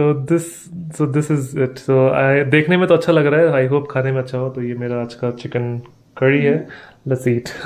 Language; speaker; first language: English; non-native, local second language; Hindi